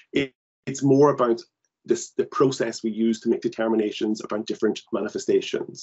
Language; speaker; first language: English; native; English